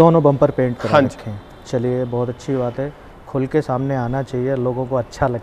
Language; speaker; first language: Hindi; native; Hindi